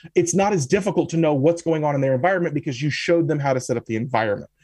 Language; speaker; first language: English; native; English